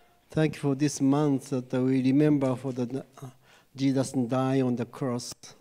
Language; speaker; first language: English; non-native, fluent; Japanese